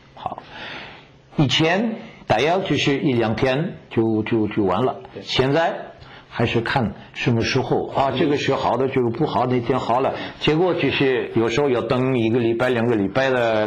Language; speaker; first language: Chinese; non-native, fluent; French